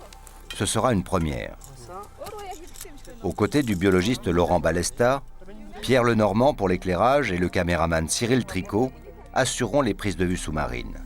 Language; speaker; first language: French; native; French